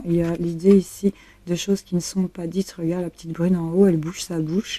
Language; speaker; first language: French; native; French